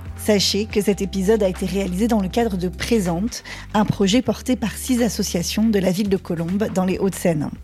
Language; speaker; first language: French; native; French